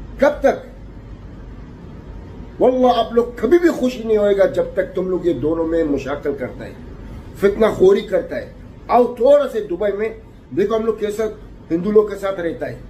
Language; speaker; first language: Hindi; non-native, learner; Arabic